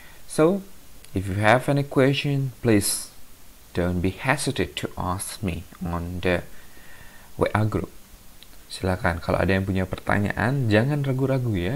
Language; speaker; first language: English; non-native, fluent; Indonesian